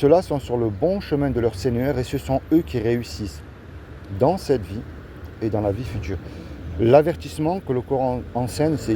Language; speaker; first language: French; native; French